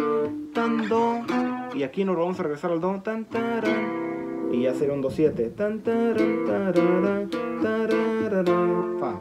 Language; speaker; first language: Spanish; native; Spanish